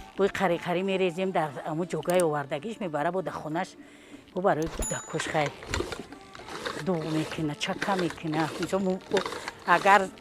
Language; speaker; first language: Tajik; native; Tajik